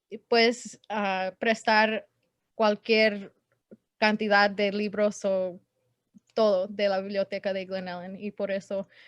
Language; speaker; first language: Spanish; non-native, learner; English